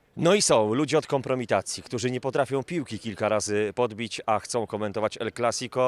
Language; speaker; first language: Polish; native; Polish